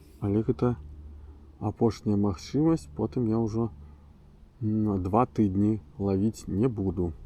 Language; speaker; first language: Belarusian; non-native, local second language; Russian